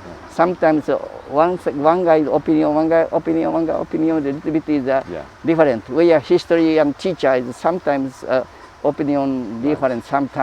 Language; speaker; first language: English; non-native, learner; Japanese